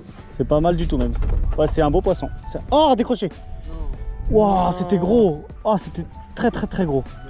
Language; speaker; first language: French; native; French